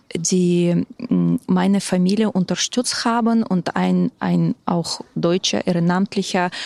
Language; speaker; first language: German; non-native, fluent; Ukrainian